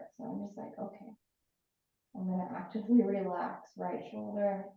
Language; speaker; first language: English; native; English